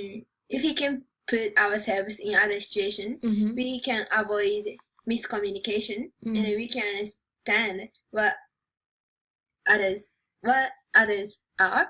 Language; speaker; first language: English; non-native, learner; Japanese